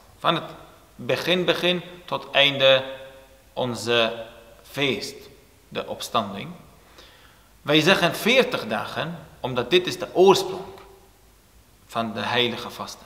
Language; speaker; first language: Dutch; non-native, fluent; Turoyo